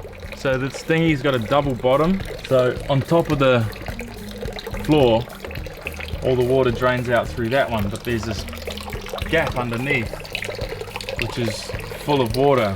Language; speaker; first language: English; native; English